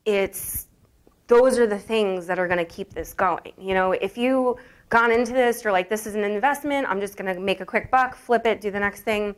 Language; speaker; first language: English; native; English